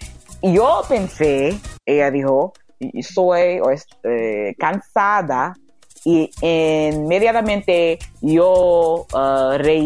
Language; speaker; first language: Spanish; non-native, learner; English